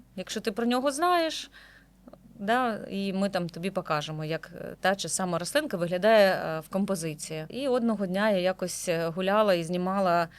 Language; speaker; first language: Ukrainian; native; Ukrainian